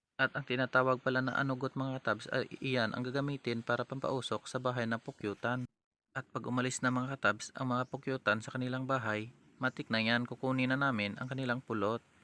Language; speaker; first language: Filipino; non-native, local second language; Hiligaynon